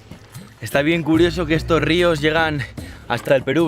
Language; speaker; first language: Spanish; native; Spanish